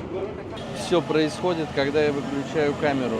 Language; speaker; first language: Russian; native; Russian